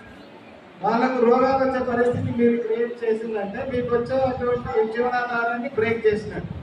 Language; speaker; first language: Telugu; native; Telugu